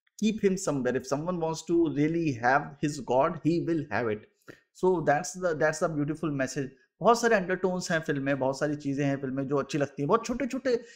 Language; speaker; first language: Hindi; native; Hindi